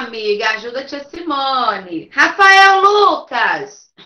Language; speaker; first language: Portuguese; native; Portuguese